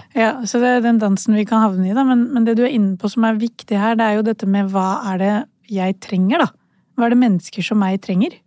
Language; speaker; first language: Norwegian; early bilingual, other home language; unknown